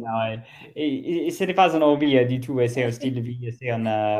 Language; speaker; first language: French; non-native, learner; German